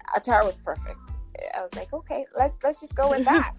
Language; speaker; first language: English; non-native, local second language; Akan